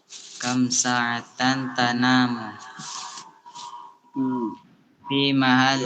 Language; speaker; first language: Arabic; non-native, learner; Indonesian